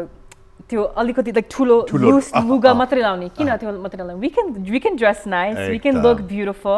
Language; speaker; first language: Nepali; early bilingual, heritage; English